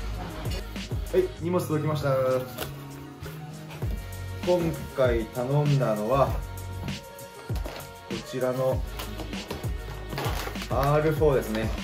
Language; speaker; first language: Japanese; native; Japanese